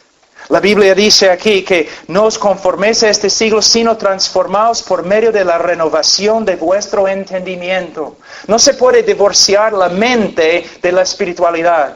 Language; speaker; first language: Spanish; non-native, fluent; English